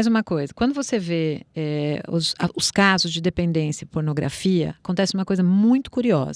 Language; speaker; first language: Portuguese; native; Portuguese